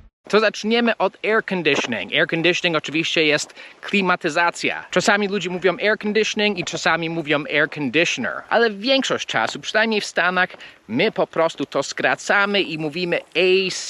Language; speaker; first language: Polish; non-native, fluent; English